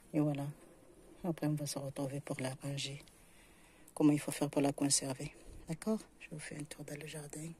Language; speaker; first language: French; non-native, local second language; Arabic